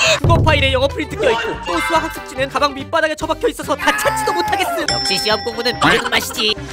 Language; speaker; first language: Korean; native; Korean